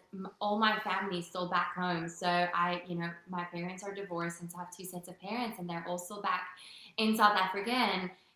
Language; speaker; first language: English; non-native, local second language; Afrikaans